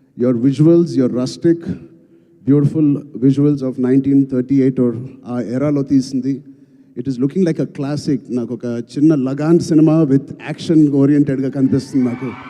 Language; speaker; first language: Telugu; native; Telugu